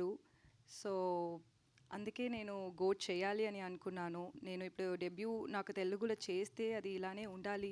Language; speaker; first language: Telugu; non-native, learner; Tamil